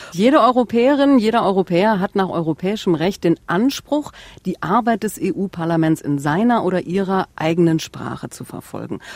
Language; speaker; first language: German; native; German